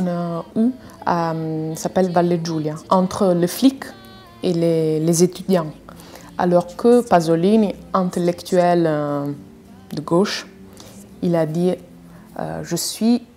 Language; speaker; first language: French; non-native, fluent; Italian